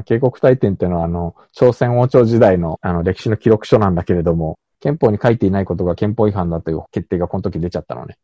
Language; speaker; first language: Japanese; native; Japanese